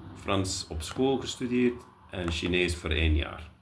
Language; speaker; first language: Dutch; non-native, fluent; English